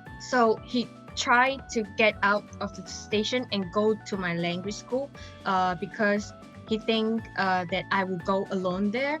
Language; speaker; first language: English; non-native, local second language; Chinese